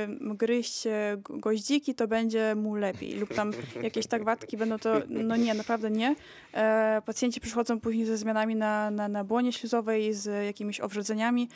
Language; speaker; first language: Polish; early bilingual, heritage; Polish